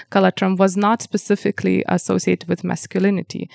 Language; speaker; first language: English; non-native, fluent; Lithuanian